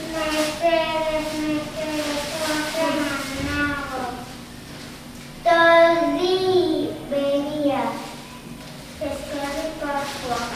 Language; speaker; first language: Basque; non-native, local second language; Spanish